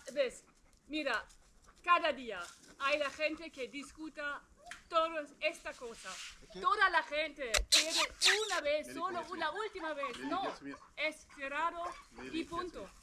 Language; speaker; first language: Spanish; non-native, fluent; French